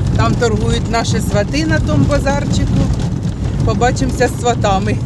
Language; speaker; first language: Ukrainian; native; Ukrainian